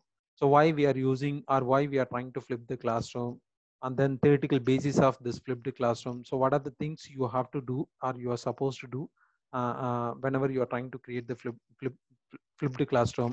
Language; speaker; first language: English; non-native, local second language; Tamil